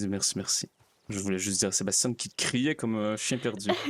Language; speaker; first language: French; native; French